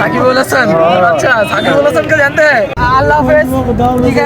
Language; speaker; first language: Hindi; non-native, learner; Bangla